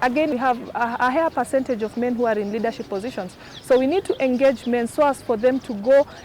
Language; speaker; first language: English; non-native, local second language; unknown